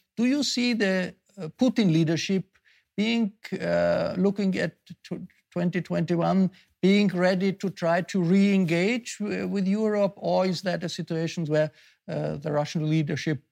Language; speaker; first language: English; non-native, fluent; German